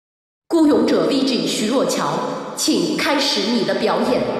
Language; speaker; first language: Chinese; native; Chinese